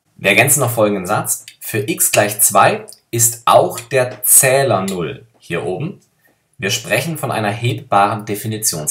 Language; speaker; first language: German; native; German